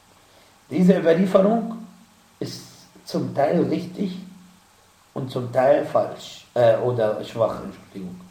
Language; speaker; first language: German; non-native, fluent; Arabic